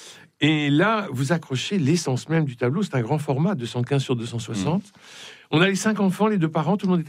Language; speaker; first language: French; native; French